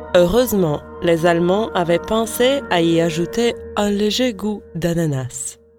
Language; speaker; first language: French; non-native, fluent; Latvian